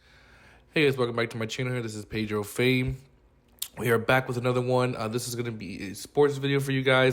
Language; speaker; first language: English; native; English